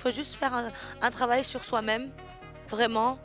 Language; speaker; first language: French; native; French